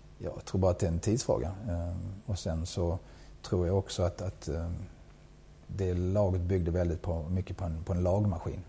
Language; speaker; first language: Swedish; native; Swedish